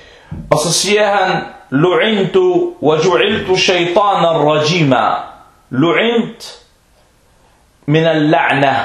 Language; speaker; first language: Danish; non-native, fluent; Arabic